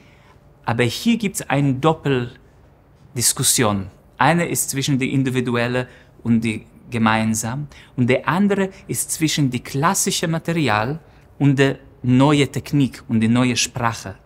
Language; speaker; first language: German; non-native, fluent; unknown